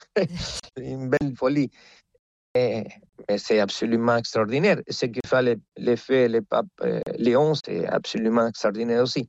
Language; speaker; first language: French; non-native, fluent; Spanish